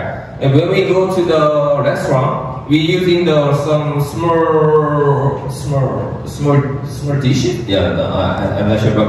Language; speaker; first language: English; non-native, learner; Korean